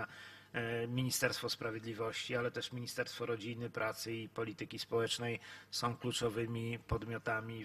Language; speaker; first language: Polish; native; Polish